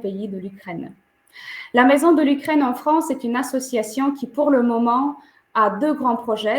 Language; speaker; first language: French; non-native, fluent; Ukrainian